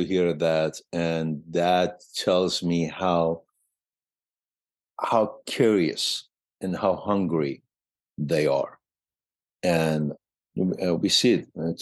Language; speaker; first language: English; non-native, fluent; Persian